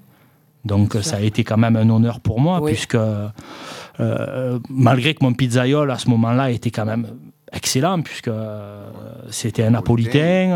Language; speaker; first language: French; native; French